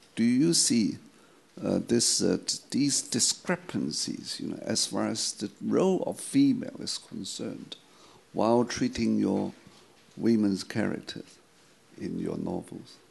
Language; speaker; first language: English; non-native, local second language; Chinese